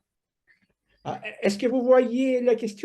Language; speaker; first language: French; non-native, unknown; Russian